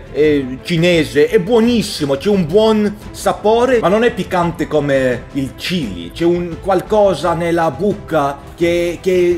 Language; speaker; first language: Italian; non-native, learner; Swedish